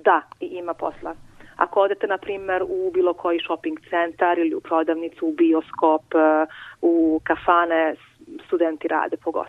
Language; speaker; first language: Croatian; non-native, local second language; Hungarian